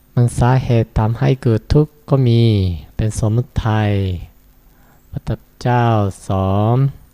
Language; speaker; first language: Thai; non-native, fluent; Japanese